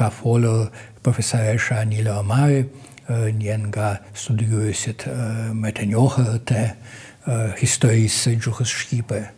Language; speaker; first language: Albanian; non-native, fluent; Russian